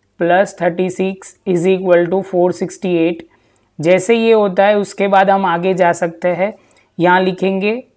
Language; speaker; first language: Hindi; non-native, local second language; Gujarati